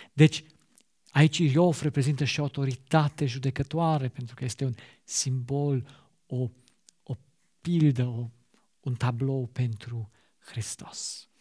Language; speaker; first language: Romanian; non-native, fluent; German